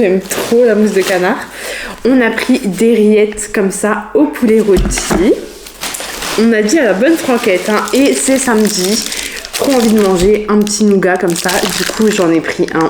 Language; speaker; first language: French; native; French